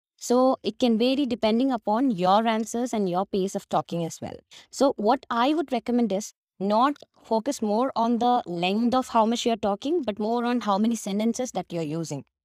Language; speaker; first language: English; non-native, local second language; Malayalam